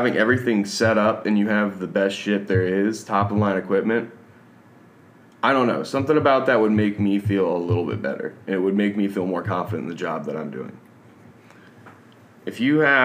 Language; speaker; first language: English; native; English